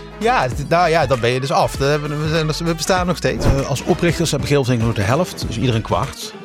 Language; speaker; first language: Dutch; native; Dutch